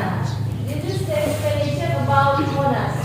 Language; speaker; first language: English; non-native, local second language; Indonesian